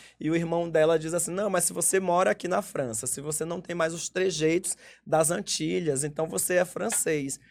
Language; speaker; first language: Portuguese; native; Portuguese